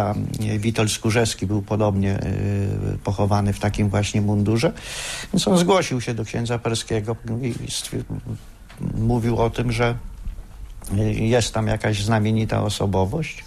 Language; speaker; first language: Polish; native; Polish